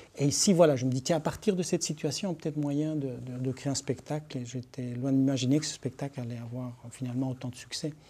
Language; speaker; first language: French; early bilingual, other home language; Spanish